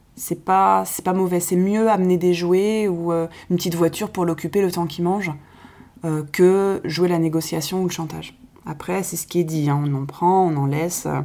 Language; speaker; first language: French; native; French